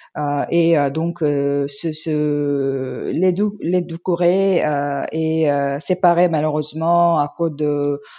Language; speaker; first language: French; non-native, fluent; Korean